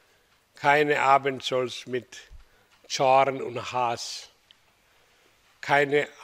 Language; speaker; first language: German; non-native, learner; Hindi